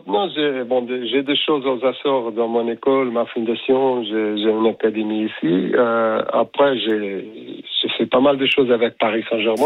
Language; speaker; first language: French; non-native, fluent; Portuguese